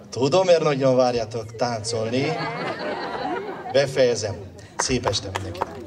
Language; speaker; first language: Hungarian; non-native, learner; German